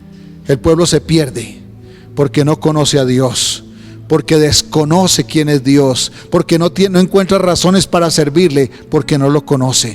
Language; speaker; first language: Spanish; native; Spanish